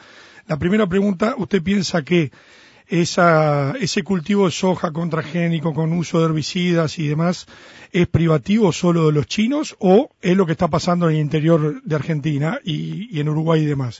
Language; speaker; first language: Spanish; native; Spanish